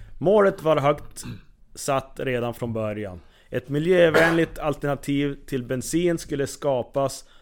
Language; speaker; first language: Swedish; native; Swedish